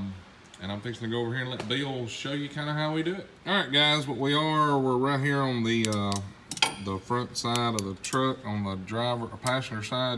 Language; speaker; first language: English; native; English